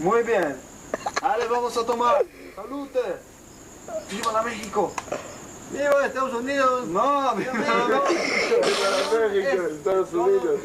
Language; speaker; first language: Spanish; non-native, learner; Hebrew